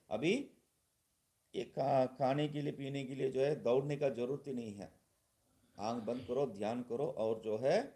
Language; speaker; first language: Hindi; non-native, local second language; Tamil